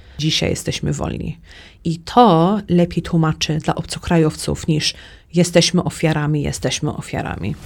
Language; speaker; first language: Polish; early bilingual, heritage; Polish